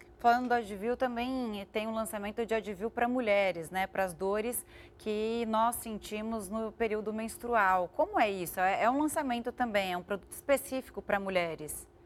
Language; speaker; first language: Portuguese; native; Portuguese